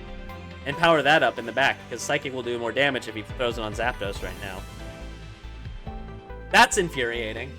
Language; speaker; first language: English; native; English